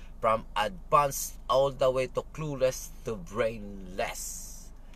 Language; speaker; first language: English; non-native, local second language; Filipino